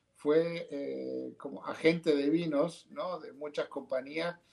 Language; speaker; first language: Spanish; native; Spanish